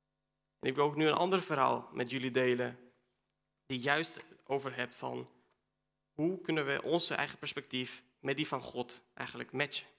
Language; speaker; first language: Dutch; non-native, fluent; Spanish